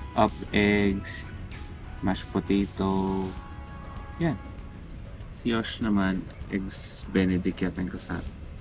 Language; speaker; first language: Filipino; non-native, local second language; Pampanga